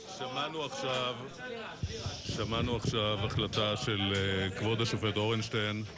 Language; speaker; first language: Hebrew; native; Hebrew